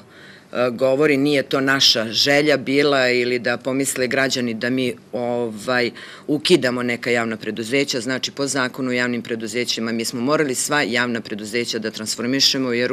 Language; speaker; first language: Serbian; native; Serbian